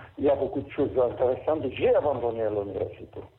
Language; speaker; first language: French; non-native, fluent; Portuguese